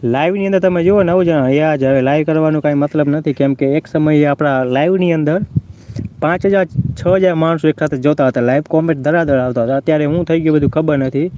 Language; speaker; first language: Gujarati; non-native, local second language; Kachhi